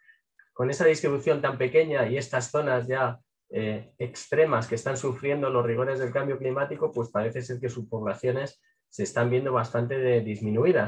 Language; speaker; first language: Spanish; native; Spanish